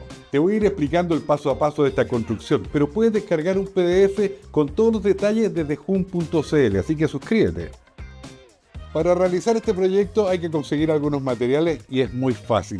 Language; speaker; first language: Spanish; native; Spanish